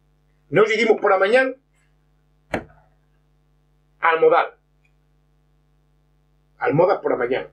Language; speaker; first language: Spanish; non-native, local second language; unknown